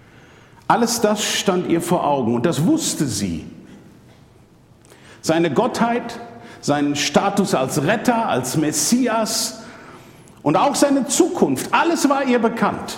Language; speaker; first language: German; native; German